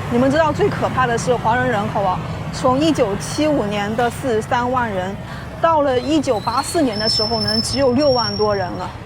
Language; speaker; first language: Chinese; native; Chinese